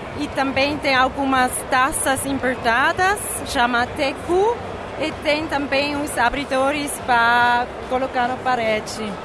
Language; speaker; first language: Portuguese; non-native, learner; German